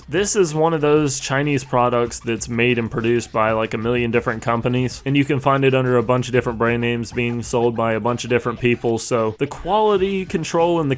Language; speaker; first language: English; native; English